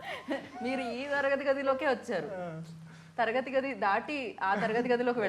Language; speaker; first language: Telugu; native; Telugu